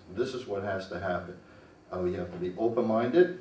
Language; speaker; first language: English; native; English